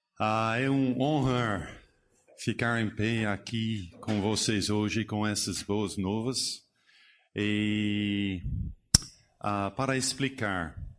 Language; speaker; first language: Portuguese; non-native, learner; English